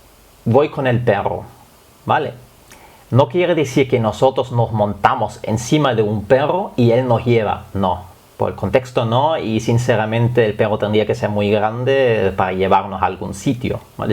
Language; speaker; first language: Spanish; non-native, fluent; German